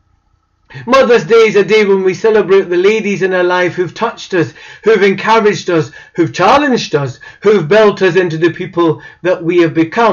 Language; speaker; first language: English; native; English